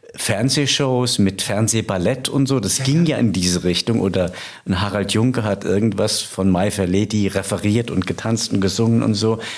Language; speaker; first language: German; native; German